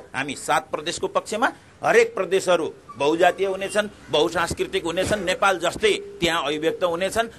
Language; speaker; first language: Nepali; native; Nepali